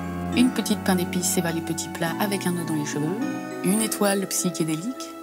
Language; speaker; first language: French; native; French